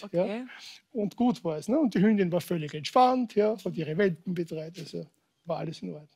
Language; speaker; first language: German; native; German